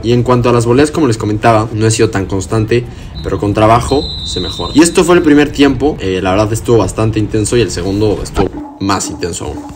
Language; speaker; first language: Spanish; native; Spanish